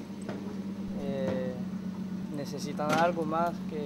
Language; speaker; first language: Spanish; non-native, fluent; French